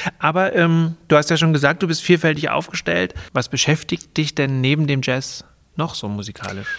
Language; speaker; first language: German; native; German